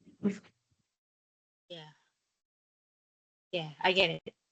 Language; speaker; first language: English; non-native, learner; Indonesian